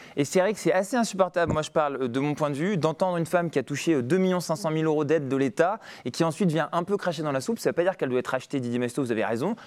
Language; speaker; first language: French; native; French